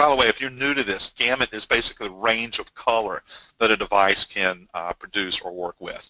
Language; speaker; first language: English; native; English